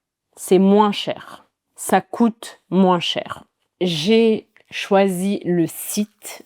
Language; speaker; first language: French; native; French